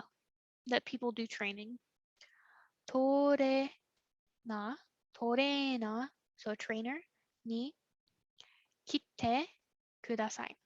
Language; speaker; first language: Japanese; non-native, fluent; English